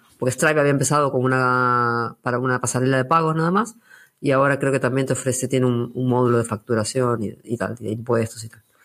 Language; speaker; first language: Spanish; native; Spanish